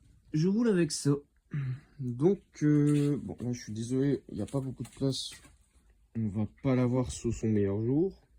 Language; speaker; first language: French; native; French